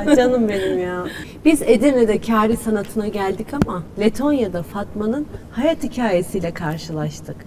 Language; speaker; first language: Turkish; native; Turkish